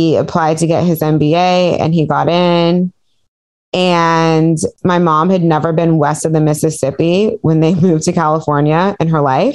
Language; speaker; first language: English; native; English